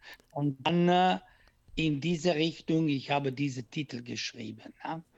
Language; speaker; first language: German; non-native, learner; Italian